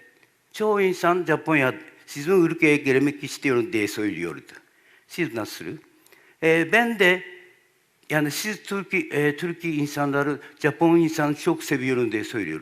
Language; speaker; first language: Turkish; non-native, learner; Japanese